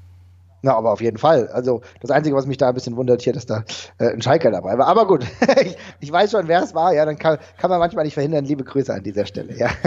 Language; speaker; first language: German; native; German